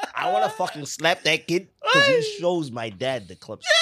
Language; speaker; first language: English; non-native, local second language; Shona